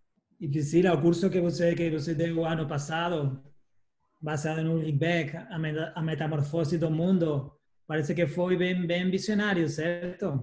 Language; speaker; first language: Portuguese; non-native, fluent; Spanish